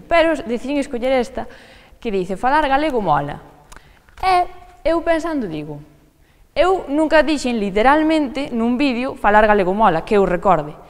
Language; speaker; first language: Galician; native; Galician